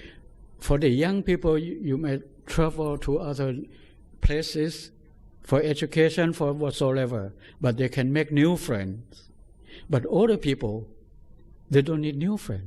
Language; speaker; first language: English; non-native, fluent; Thai